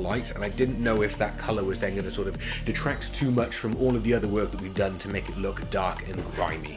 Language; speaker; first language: English; native; English